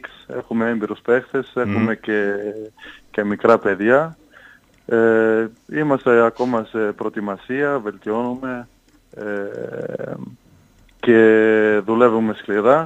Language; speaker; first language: Greek; non-native, fluent; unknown